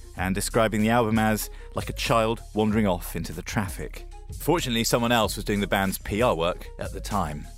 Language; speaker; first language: English; native; English